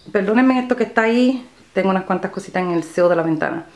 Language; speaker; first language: Spanish; early bilingual, other home language; English